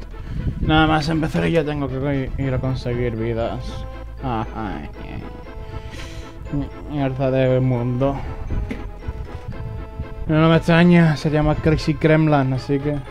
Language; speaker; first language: Spanish; native; Spanish